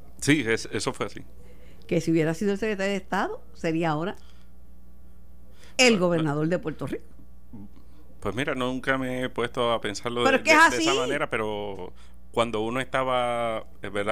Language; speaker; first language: Spanish; native; Spanish